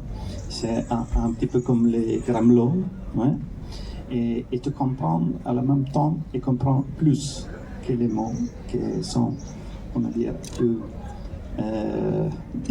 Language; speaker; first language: French; non-native, fluent; Italian